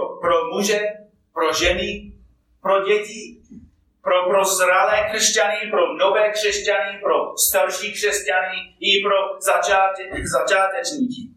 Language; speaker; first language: Czech; non-native, fluent; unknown